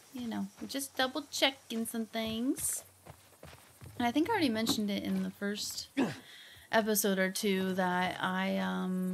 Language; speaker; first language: English; native; English